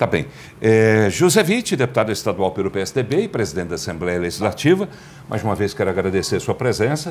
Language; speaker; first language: Portuguese; native; Portuguese